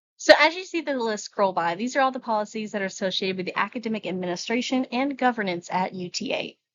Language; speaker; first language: English; native; English